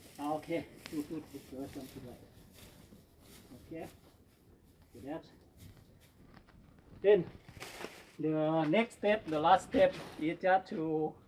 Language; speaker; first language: English; non-native, learner; Thai